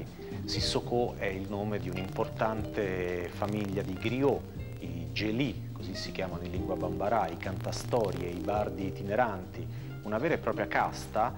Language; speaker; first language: Italian; native; Italian